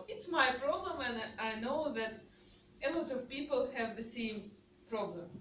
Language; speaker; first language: English; non-native, learner; Russian